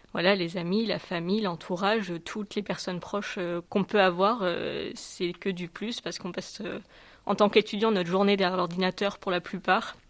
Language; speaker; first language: French; native; French